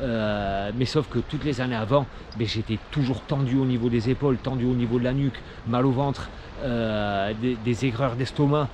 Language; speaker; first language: French; native; French